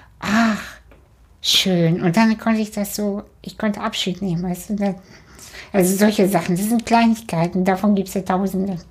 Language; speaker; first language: German; early bilingual, other home language; Russian